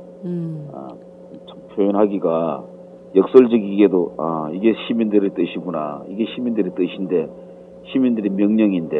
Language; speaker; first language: Korean; native; Korean